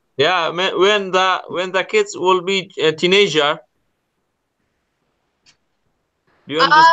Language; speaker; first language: English; non-native, learner; Kurdish